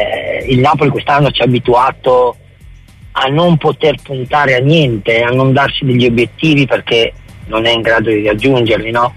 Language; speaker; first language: Italian; native; Italian